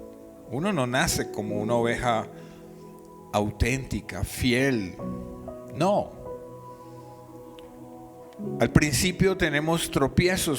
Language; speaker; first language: Spanish; native; Spanish